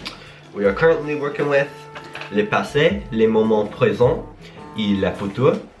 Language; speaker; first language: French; non-native, learner; English